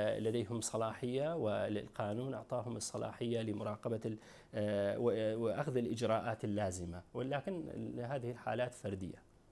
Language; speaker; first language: Arabic; non-native, local second language; Kurdish